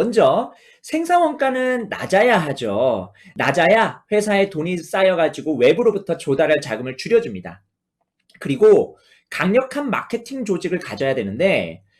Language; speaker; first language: Korean; native; Korean